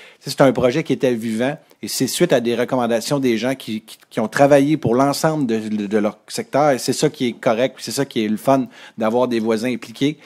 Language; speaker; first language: French; native; French